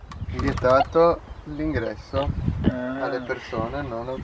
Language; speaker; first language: Italian; native; Italian